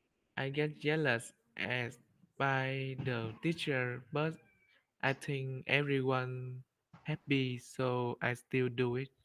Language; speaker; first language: English; non-native, learner; Vietnamese